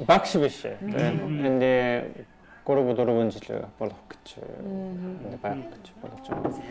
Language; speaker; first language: Mongolian; non-native, learner; Japanese